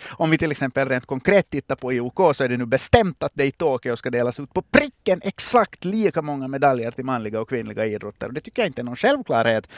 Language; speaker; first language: Swedish; native; Swedish